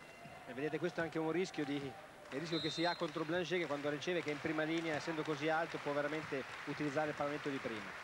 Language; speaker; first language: Italian; native; Italian